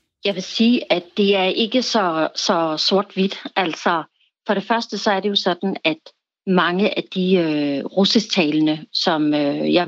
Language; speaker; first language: Danish; native; Danish